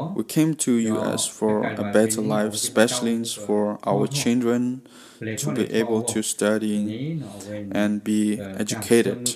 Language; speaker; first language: English; non-native, fluent; Burmese